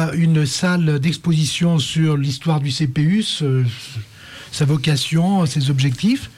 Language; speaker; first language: French; native; French